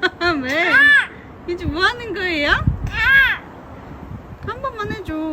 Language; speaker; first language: Korean; native; Korean